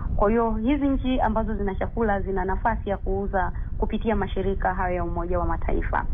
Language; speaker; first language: Swahili; native; Swahili